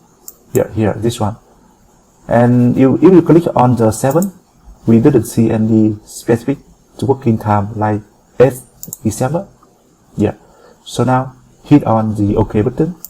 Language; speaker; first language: English; non-native, fluent; Vietnamese